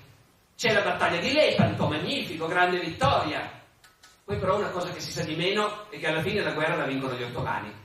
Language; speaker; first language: Italian; native; Italian